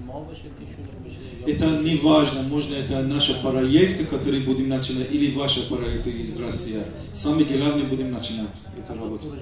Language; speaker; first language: Russian; non-native, learner; Persian